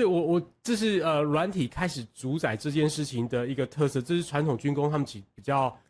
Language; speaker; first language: Chinese; native; Chinese